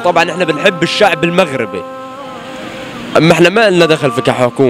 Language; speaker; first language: Arabic; native; Arabic